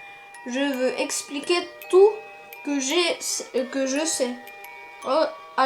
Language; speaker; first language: French; non-native, learner; Russian